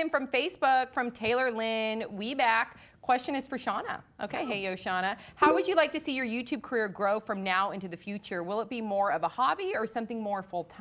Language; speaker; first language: English; native; English